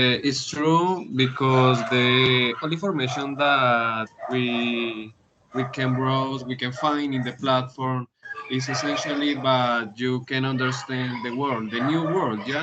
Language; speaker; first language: English; non-native, learner; Spanish